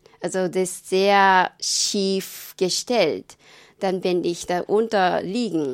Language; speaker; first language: German; non-native, learner; Japanese